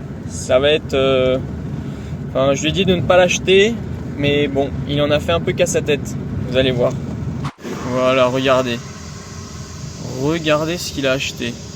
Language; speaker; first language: French; native; French